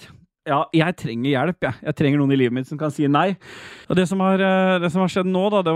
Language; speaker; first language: Norwegian; native; Norwegian